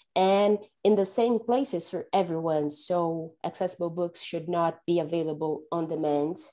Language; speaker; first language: English; non-native, fluent; Portuguese